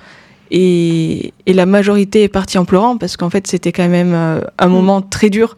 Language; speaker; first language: French; native; French